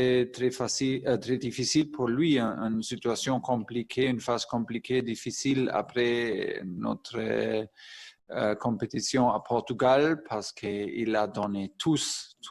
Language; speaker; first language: French; non-native, fluent; German